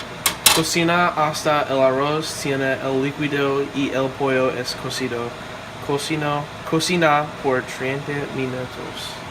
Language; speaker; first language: Spanish; non-native, learner; English